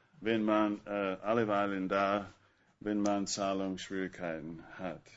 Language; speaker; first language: German; non-native, fluent; English